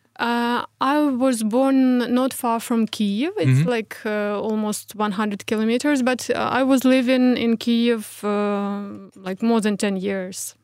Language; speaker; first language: English; non-native, fluent; Ukrainian